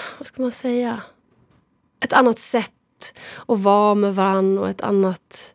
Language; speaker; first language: Swedish; native; Swedish